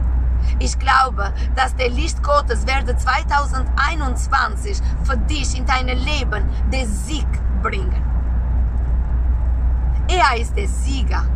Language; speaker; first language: German; non-native, learner; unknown